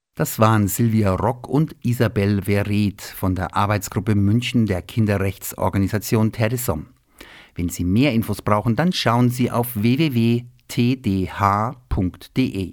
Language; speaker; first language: German; native; German